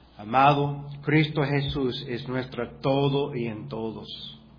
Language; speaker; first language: Spanish; non-native, fluent; English